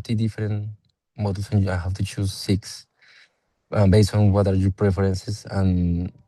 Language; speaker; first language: English; non-native, fluent; Spanish